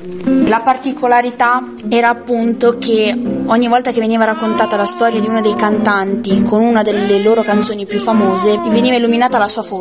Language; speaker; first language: Italian; native; Italian